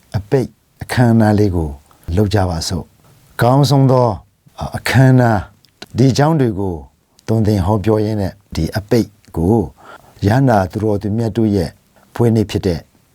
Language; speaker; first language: Burmese; non-native, local second language; Hakha Chin